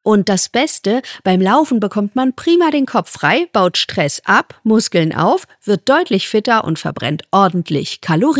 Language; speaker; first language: German; native; German